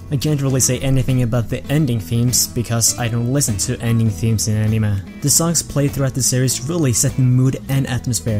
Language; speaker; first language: English; native; English